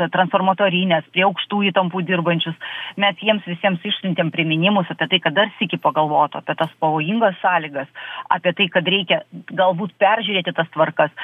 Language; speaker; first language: Lithuanian; native; Lithuanian